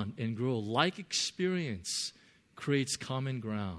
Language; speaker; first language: English; native; English